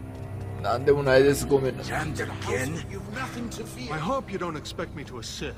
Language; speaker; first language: Japanese; native; Japanese